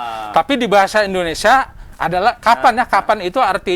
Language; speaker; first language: Indonesian; non-native, local second language; Sundanese